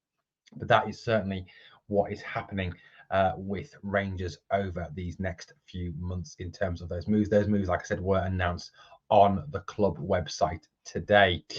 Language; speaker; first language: English; native; English